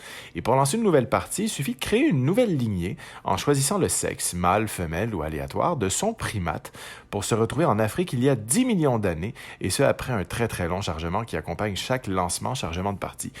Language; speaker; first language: French; native; French